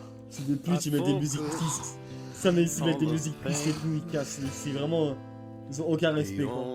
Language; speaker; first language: French; native; French